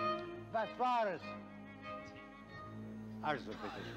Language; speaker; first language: German; non-native, fluent; Russian